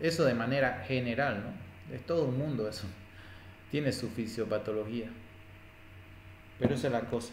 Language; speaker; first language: Spanish; native; Spanish